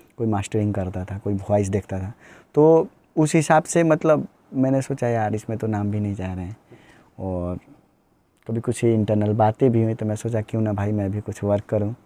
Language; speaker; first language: Hindi; native; Hindi